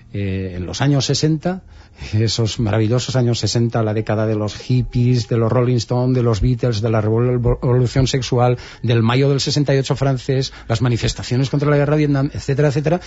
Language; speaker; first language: Spanish; native; Spanish